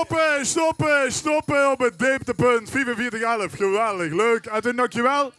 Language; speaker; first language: Dutch; native; Dutch